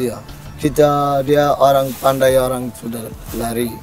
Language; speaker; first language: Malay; non-native, learner; Rohingya